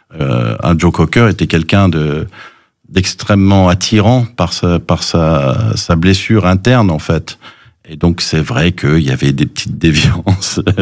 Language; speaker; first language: French; early bilingual, other home language; English